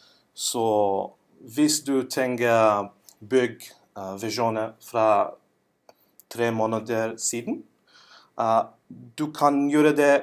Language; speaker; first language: Norwegian; non-native, learner; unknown